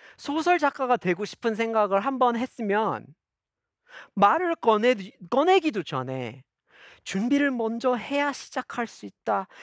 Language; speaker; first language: Korean; non-native, fluent; English